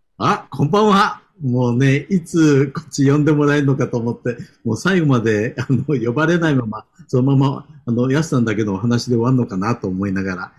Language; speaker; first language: Japanese; native; Japanese